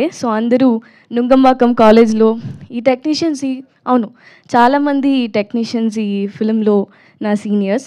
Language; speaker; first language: Telugu; non-native, learner; Tamil